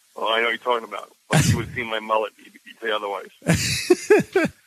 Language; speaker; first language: English; native; English